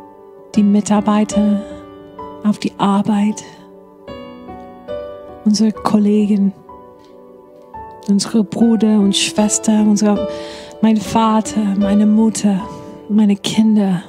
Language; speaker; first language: German; non-native, fluent; English